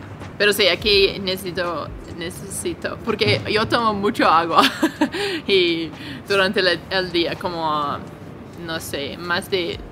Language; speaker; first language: Spanish; non-native, learner; English